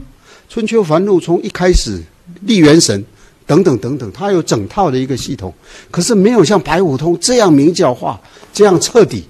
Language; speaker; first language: Chinese; native; Chinese